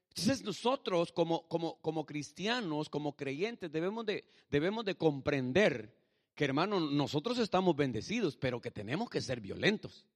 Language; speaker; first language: Spanish; native; Spanish